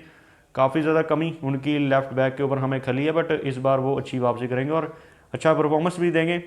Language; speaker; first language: Hindi; native; Hindi